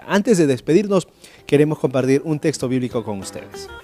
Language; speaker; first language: Spanish; native; Spanish